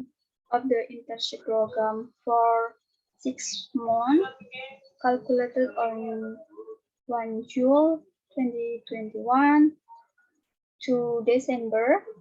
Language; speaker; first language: English; non-native, learner; Indonesian